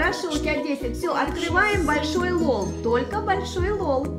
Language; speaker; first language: Russian; native; Russian